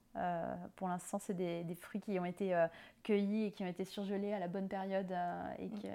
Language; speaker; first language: French; native; French